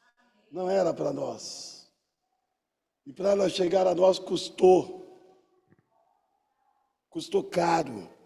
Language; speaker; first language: Portuguese; native; Portuguese